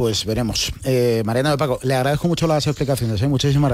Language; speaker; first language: Spanish; native; Spanish